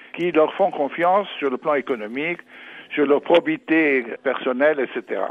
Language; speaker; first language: French; non-native, fluent; English